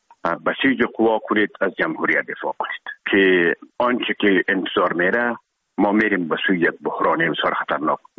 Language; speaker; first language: Persian; native; Persian